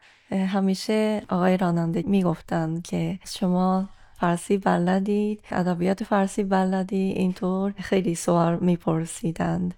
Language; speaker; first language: Persian; non-native, fluent; Japanese